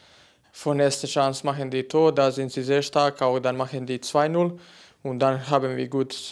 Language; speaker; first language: German; non-native, fluent; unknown